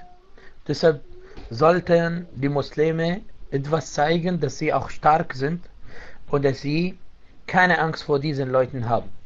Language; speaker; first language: German; non-native, fluent; Arabic